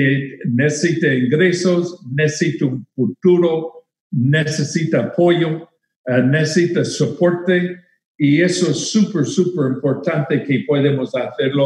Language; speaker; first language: Spanish; non-native, fluent; English